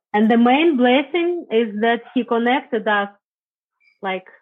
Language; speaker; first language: English; non-native, fluent; Russian